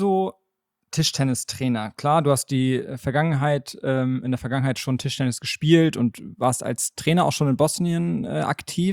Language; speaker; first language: German; native; German